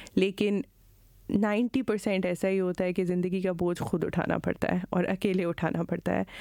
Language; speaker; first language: Urdu; non-native, local second language; Punjabi